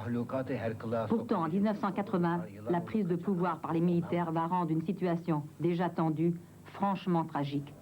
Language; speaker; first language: French; native; French